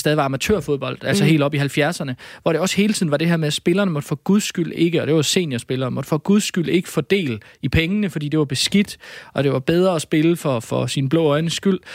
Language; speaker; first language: Danish; native; Danish